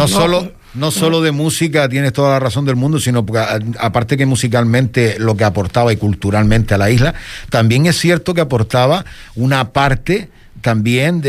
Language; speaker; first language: Spanish; native; Spanish